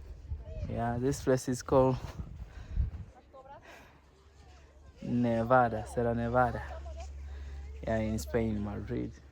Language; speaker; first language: English; non-native, learner; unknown